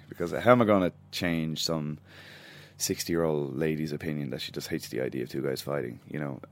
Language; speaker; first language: English; native; English